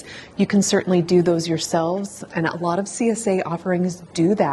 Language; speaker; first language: English; native; English